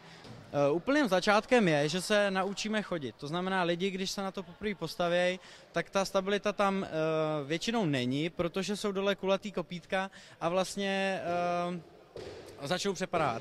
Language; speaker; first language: Czech; native; Czech